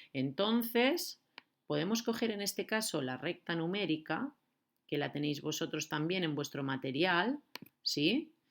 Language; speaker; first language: Spanish; native; Spanish